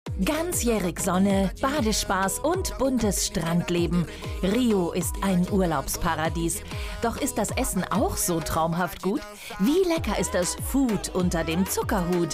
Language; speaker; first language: German; native; German